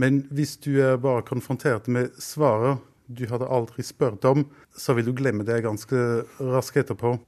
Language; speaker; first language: Norwegian; non-native, fluent; German